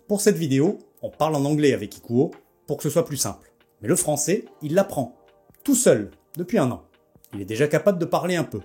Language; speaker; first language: French; native; French